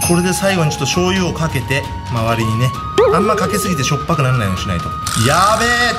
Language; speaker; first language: Japanese; native; Japanese